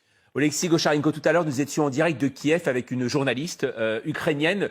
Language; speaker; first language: French; native; French